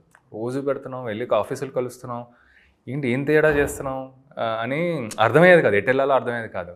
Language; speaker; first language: Telugu; native; Telugu